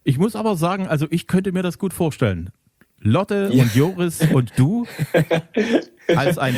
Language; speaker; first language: German; native; German